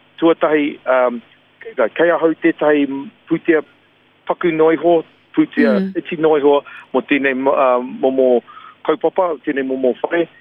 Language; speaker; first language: Māori; non-native, local second language; English